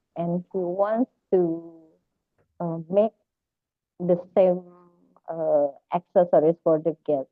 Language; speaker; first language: English; non-native, learner; Indonesian